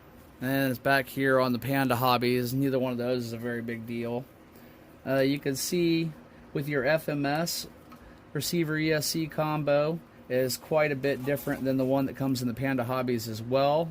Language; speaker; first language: English; native; English